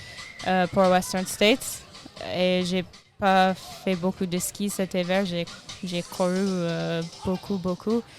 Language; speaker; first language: French; non-native, learner; English